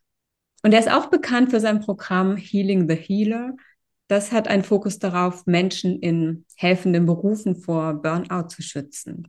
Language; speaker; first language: German; native; German